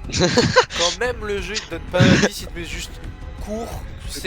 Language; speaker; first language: French; native; French